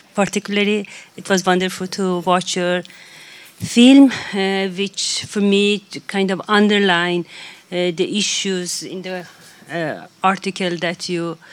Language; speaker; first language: English; non-native, fluent; Persian